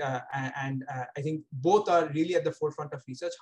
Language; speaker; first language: English; non-native, local second language; Bangla